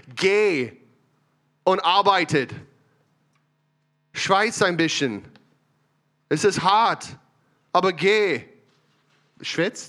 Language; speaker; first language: German; non-native, learner; English